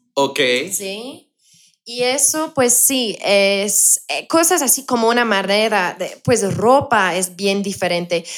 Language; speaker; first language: Spanish; non-native, fluent; English